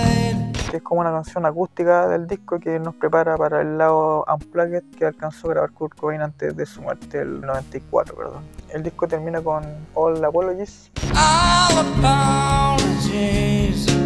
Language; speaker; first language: Spanish; native; Spanish